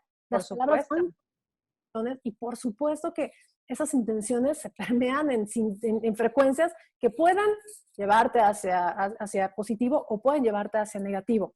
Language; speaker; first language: Spanish; native; Spanish